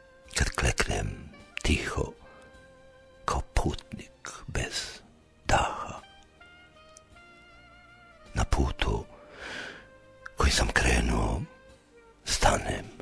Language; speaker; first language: Serbian; native; Serbian